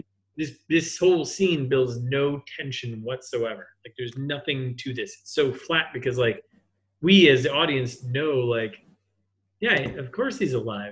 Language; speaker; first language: English; native; English